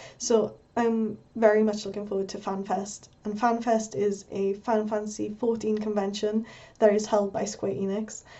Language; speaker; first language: English; native; English